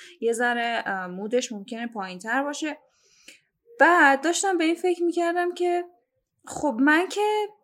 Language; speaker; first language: Persian; native; Persian